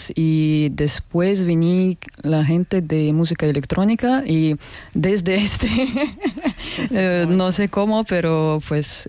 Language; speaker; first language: Spanish; non-native, learner; Russian